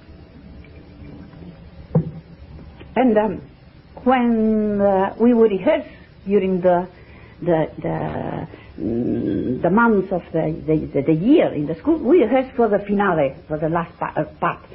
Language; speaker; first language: English; non-native, fluent; Spanish